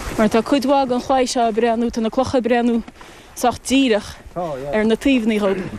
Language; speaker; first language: Irish; native; Irish